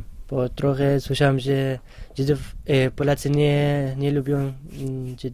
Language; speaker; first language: Polish; non-native, learner; Hebrew